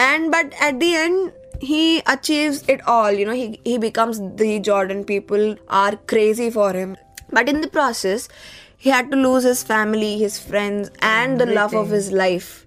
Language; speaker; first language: English; non-native, local second language; Telugu